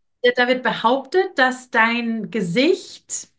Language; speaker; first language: German; native; German